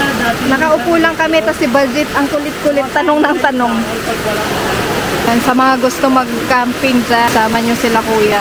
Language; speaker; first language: Filipino; native; Filipino